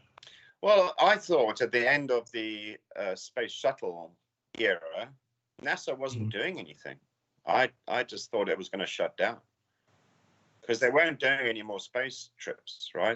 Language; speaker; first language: English; native; English